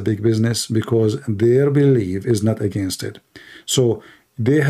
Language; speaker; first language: English; non-native, fluent; Arabic